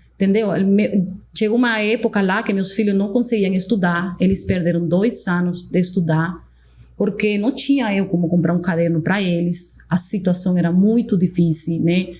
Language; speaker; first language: Portuguese; non-native, fluent; Spanish